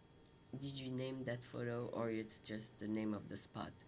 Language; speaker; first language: English; non-native, fluent; French